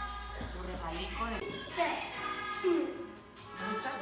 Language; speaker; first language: Spanish; native; Spanish